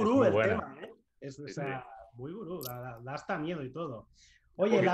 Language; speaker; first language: Spanish; native; Spanish